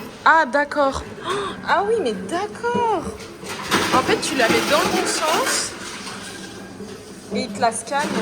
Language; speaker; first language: French; native; French